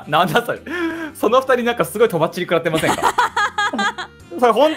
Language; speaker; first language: Japanese; native; Japanese